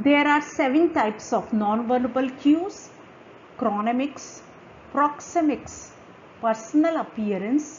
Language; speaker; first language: English; non-native, local second language; Hindi